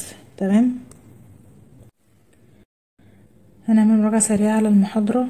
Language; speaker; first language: Arabic; native; Arabic